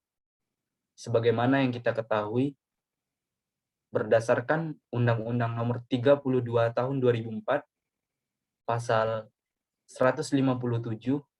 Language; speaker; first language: Indonesian; native; Indonesian